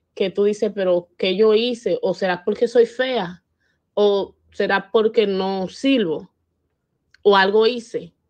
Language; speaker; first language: Spanish; native; Spanish